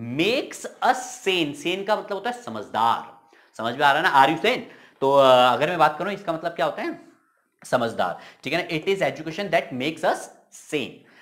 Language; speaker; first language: Hindi; native; Hindi